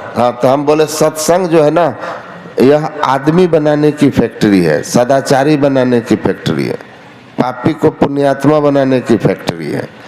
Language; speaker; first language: Hindi; native; Hindi